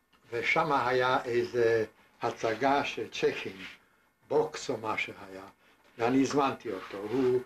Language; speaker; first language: Hebrew; non-native, fluent; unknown